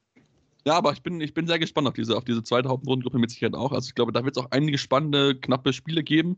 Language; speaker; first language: German; native; German